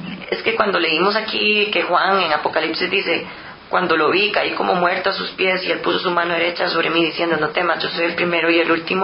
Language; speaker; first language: Spanish; native; Spanish